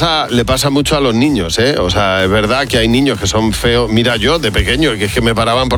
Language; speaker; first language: Spanish; native; Spanish